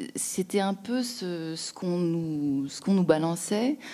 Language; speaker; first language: French; native; French